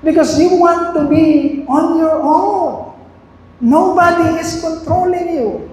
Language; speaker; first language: English; non-native, local second language; Filipino